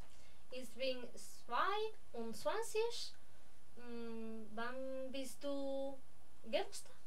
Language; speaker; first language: German; non-native, learner; Spanish